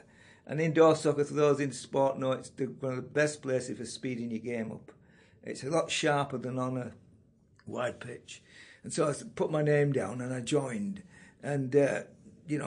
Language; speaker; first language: English; native; English